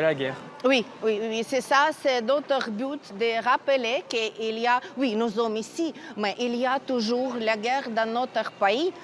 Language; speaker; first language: French; non-native, fluent; Ukrainian